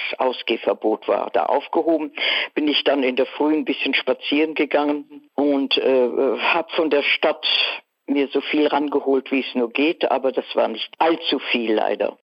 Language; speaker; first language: German; early bilingual, other home language; Dutch